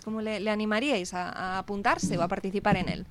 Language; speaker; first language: Spanish; native; Spanish